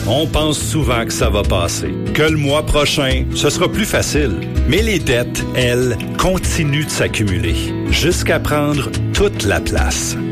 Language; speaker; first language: French; native; French